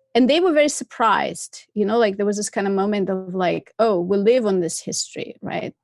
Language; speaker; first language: English; non-native, fluent; Russian